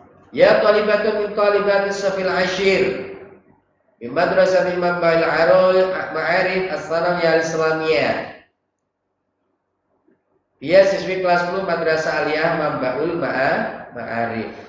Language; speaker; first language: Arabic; non-native, fluent; Indonesian